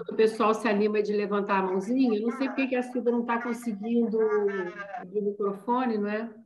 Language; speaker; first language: Portuguese; native; Portuguese